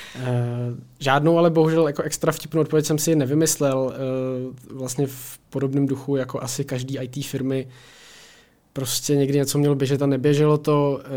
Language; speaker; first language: Czech; native; Czech